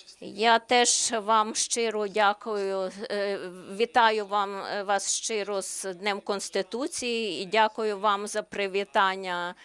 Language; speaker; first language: Ukrainian; non-native, learner; Slovenian